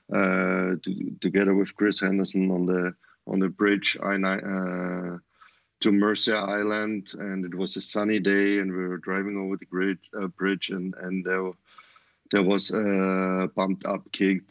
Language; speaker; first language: English; non-native, fluent; German